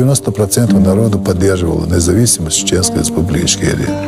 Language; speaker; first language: Russian; non-native, local second language; Chechen